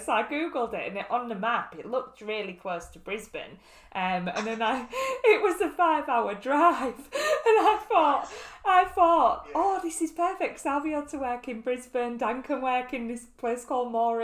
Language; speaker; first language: English; native; English